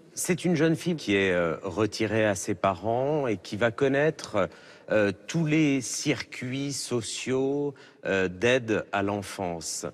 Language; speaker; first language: French; native; French